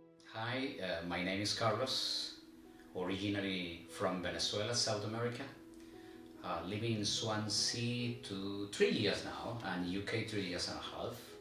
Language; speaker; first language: English; non-native, learner; Spanish